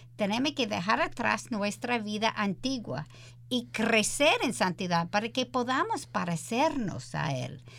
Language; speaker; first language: Spanish; early bilingual, heritage; English